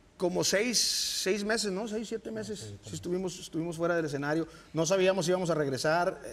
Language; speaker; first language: Spanish; native; Spanish